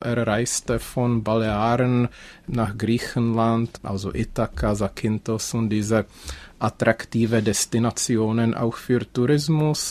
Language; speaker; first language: German; non-native, fluent; Czech